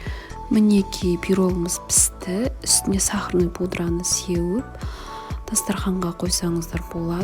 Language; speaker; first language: Kazakh; native; Kazakh